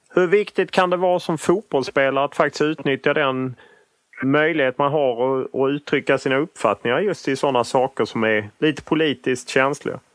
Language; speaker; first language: Swedish; native; Swedish